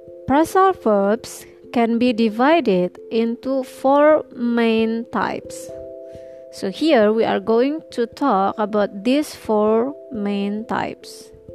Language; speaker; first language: English; non-native, fluent; Indonesian